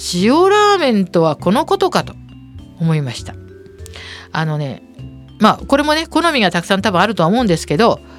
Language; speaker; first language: Japanese; native; Japanese